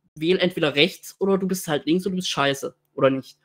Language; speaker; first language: German; native; German